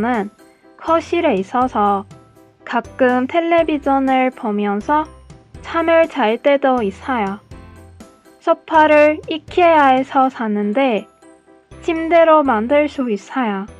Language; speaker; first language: Korean; non-native, learner; Persian